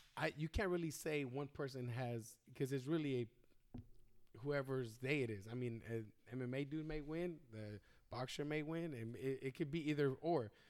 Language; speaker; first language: English; native; English